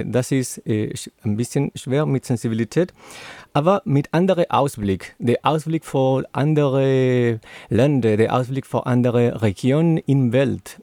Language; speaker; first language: German; non-native, learner; Spanish